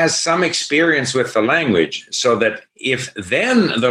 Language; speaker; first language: English; native; English